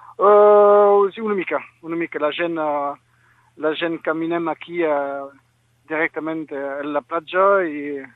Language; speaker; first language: Catalan; non-native, local second language; French